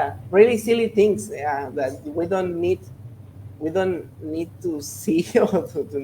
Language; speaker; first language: English; non-native, learner; Spanish